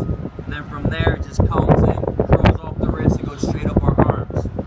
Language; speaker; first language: English; native; English